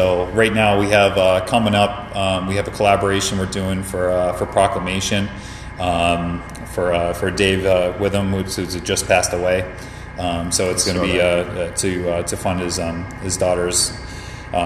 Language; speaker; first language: English; native; English